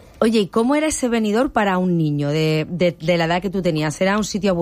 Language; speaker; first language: Spanish; native; Spanish